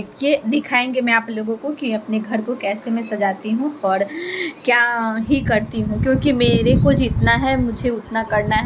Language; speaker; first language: Hindi; non-native, local second language; Bhojpuri